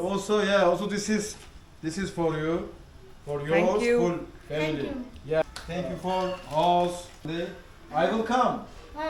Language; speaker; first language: English; non-native, learner; Turkish